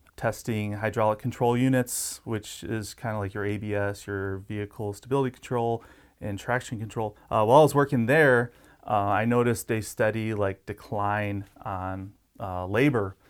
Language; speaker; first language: English; native; English